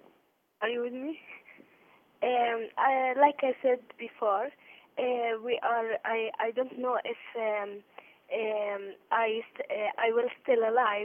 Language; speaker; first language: English; non-native, learner; Arabic